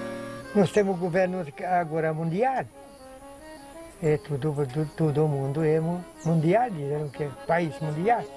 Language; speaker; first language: Portuguese; non-native, local second language; Polish